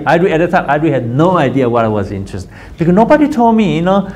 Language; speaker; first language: English; non-native, fluent; Chinese